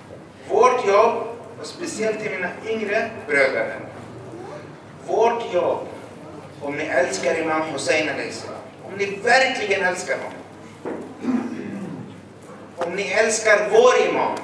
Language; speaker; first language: Swedish; early bilingual, other home language; Arabic